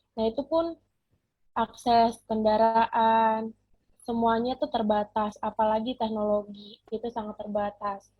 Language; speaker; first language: Indonesian; non-native, local second language; Batak Toba